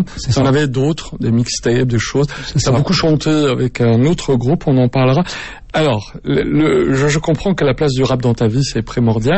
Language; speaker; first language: French; native; French